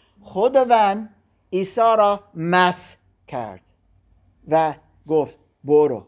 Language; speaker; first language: Persian; non-native, learner; German